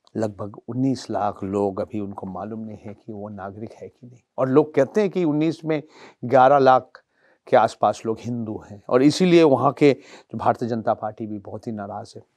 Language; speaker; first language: Hindi; non-native, local second language; Bangla